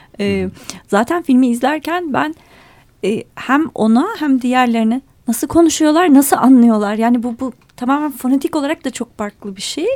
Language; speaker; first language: Turkish; native; Turkish